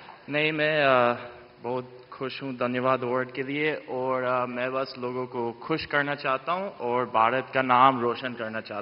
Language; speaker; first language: Hindi; non-native, fluent; English